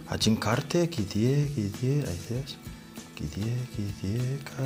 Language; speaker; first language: Russian; non-native, learner; Spanish